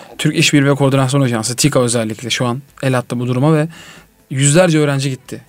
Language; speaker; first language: Turkish; native; Turkish